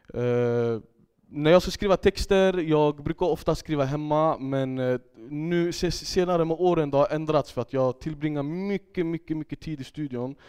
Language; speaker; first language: Swedish; early bilingual, other home language; Kurdish